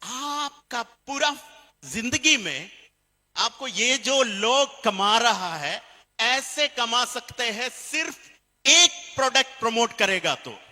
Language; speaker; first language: Hindi; non-native, fluent; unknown